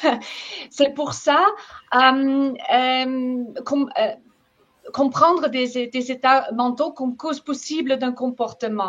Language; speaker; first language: French; non-native, fluent; German